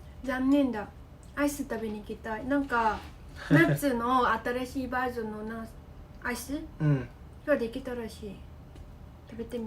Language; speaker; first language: Japanese; non-native, fluent; Vietnamese